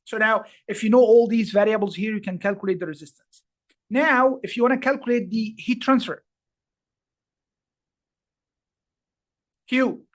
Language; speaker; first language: English; non-native, fluent; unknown